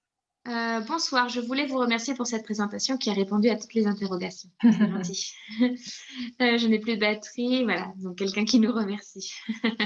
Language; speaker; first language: French; native; French